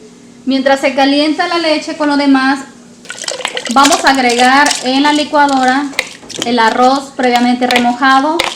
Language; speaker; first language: Spanish; native; Spanish